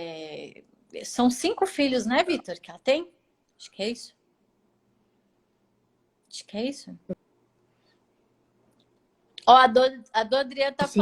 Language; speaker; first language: Portuguese; native; Portuguese